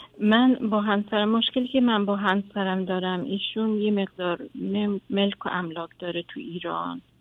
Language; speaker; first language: Persian; native; Persian